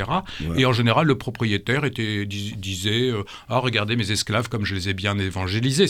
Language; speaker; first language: French; native; French